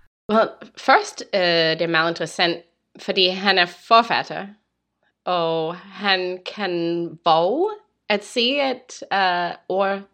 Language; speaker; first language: Danish; non-native, learner; English